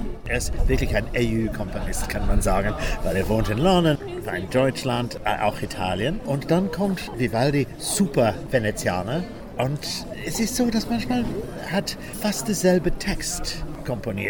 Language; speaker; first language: German; non-native, learner; English